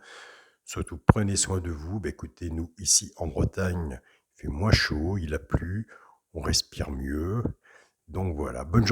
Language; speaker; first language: French; native; French